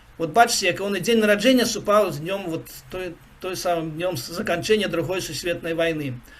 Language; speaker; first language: Belarusian; non-native, local second language; Russian